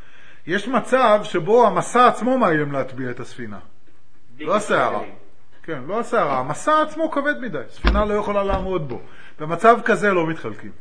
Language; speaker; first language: Hebrew; native; Hebrew